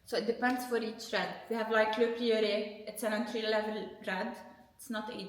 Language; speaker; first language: English; non-native, fluent; Arabic